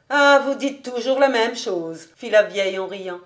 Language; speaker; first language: French; native; French